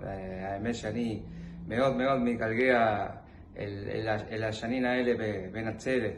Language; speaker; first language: Hebrew; non-native, learner; Spanish